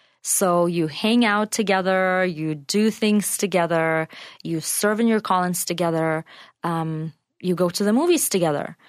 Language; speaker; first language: English; non-native, fluent; Russian